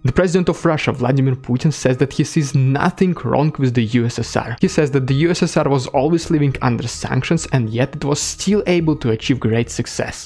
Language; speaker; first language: English; non-native, fluent; Russian